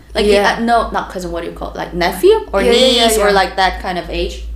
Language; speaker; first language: English; non-native, fluent; Korean